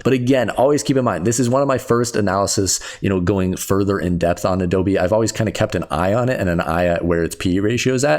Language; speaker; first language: English; native; English